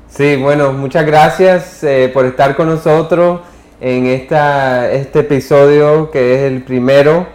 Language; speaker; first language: Spanish; early bilingual, heritage; English